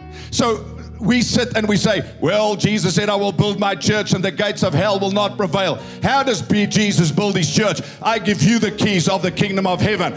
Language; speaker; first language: English; non-native, local second language; Afrikaans